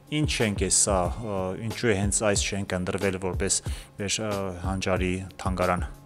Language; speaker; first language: Armenian; native; Armenian